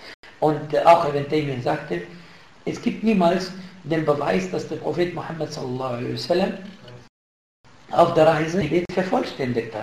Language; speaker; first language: German; non-native, fluent; Arabic